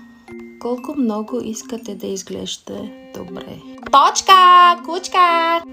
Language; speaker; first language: Bulgarian; non-native, learner; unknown